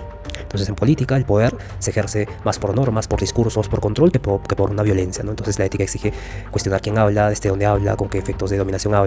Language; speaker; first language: Spanish; native; Spanish